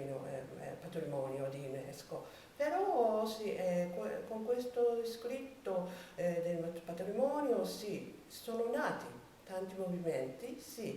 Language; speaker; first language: Italian; non-native, learner; Japanese